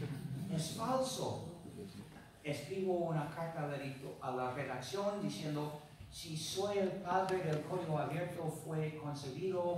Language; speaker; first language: Spanish; non-native, fluent; English